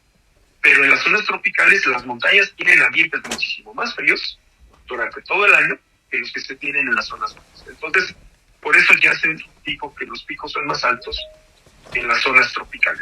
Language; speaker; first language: Spanish; native; Spanish